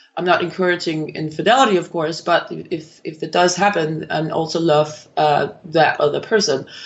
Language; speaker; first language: English; non-native, fluent; Danish